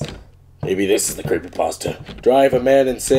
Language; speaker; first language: English; native; English